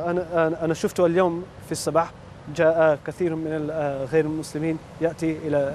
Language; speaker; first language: Arabic; non-native, learner; Urdu